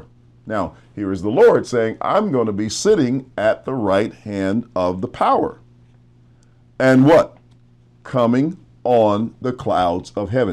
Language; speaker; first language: English; native; English